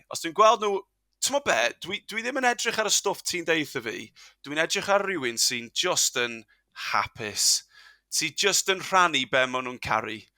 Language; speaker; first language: Welsh; non-native, local second language; English